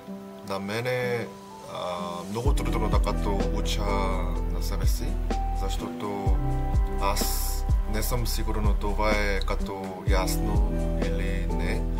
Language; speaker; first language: Bulgarian; non-native, learner; Korean